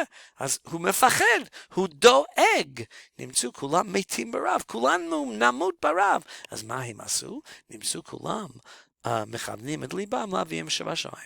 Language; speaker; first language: Hebrew; non-native, fluent; English